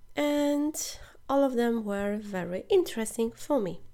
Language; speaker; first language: English; non-native, fluent; Polish